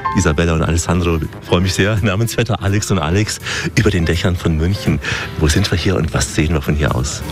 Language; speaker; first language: German; native; German